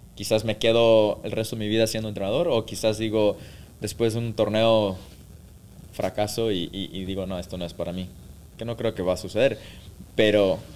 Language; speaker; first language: Spanish; early bilingual, heritage; Spanish